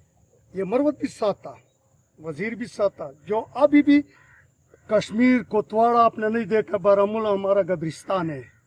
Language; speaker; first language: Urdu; non-native, local second language; Pashto